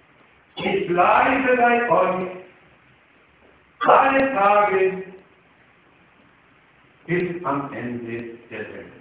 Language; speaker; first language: German; non-native, fluent; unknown